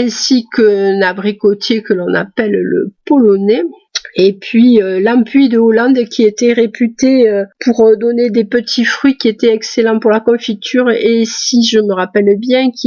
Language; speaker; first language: French; native; French